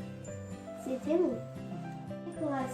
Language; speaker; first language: French; early bilingual, other home language; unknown